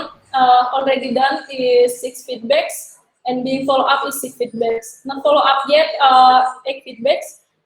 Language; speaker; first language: English; non-native, learner; Indonesian